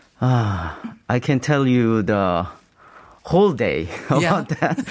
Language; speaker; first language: English; non-native, learner; Korean